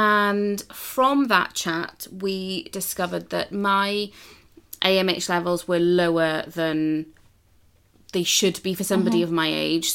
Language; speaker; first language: English; native; English